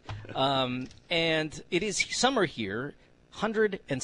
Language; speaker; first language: English; non-native, local second language; Filipino